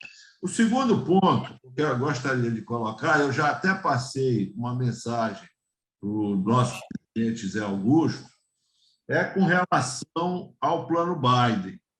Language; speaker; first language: Portuguese; native; Portuguese